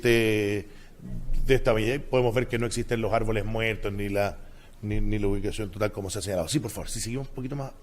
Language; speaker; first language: Spanish; native; Spanish